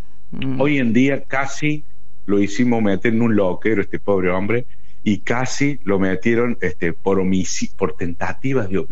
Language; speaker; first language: Spanish; native; Spanish